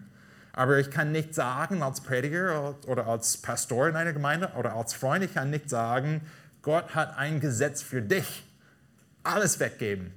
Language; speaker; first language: German; non-native, fluent; English